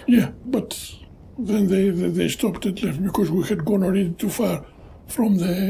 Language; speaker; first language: English; non-native, fluent; Greek